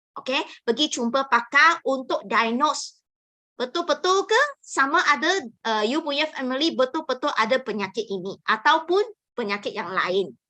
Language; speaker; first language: Malay; non-native, local second language; Chinese